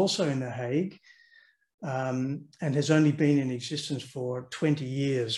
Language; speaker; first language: English; native; English